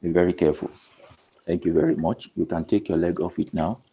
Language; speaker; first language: English; non-native, local second language; Yoruba